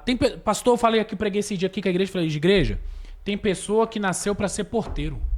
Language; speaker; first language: Portuguese; native; Portuguese